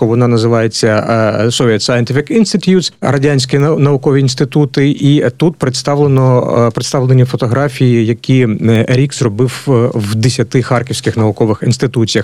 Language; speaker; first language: Ukrainian; native; Ukrainian